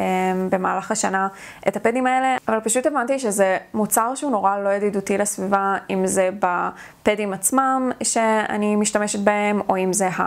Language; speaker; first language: Hebrew; native; Hebrew